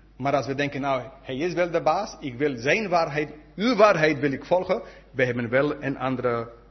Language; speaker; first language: Dutch; non-native, fluent; English